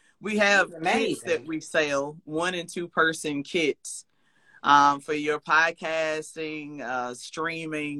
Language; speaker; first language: English; native; English